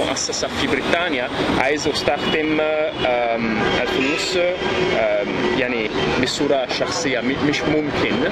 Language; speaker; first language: Arabic; non-native, fluent; Italian